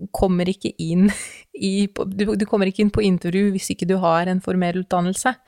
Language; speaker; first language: Norwegian; non-native, fluent; Russian